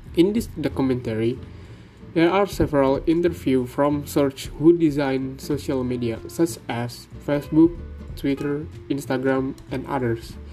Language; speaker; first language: English; non-native, learner; Indonesian